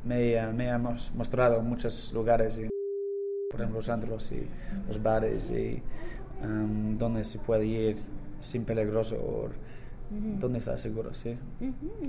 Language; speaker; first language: Spanish; non-native, learner; English